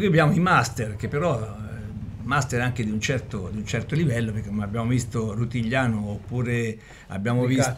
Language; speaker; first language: Italian; native; Italian